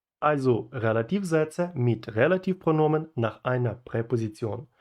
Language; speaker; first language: German; non-native, fluent; Ukrainian